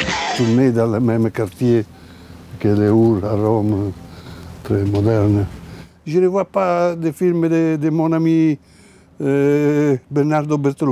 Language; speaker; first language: French; non-native, fluent; Italian